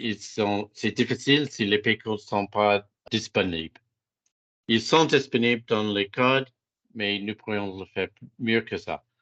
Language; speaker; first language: French; non-native, fluent; English